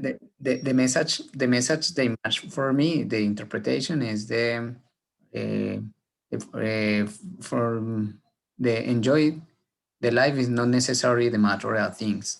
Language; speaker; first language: English; non-native, learner; Spanish